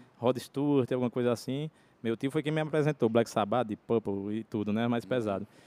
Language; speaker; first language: Portuguese; native; Portuguese